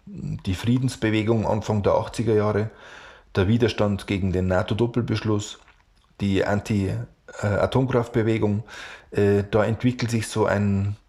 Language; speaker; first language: German; native; German